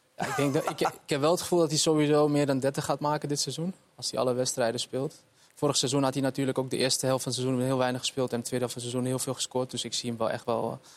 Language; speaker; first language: Dutch; early bilingual, other home language; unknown